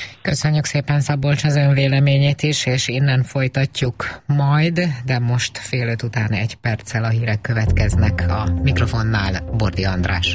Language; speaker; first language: Hungarian; native; Hungarian